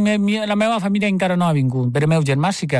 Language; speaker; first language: Catalan; non-native, fluent; Chinese